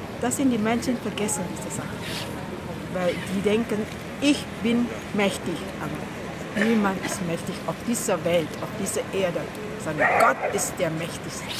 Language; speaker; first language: German; non-native, learner; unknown